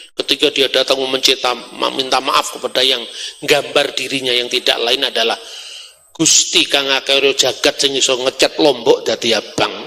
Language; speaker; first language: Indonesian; non-native, local second language; Javanese